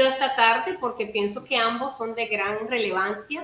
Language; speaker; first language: Spanish; native; Spanish